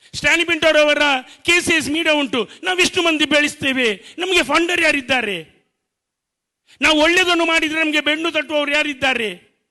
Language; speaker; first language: Kannada; non-native, local second language; Konkani